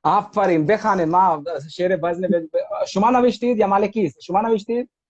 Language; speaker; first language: Persian; non-native, fluent; Hindi